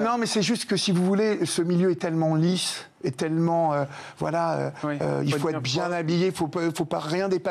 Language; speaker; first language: French; native; French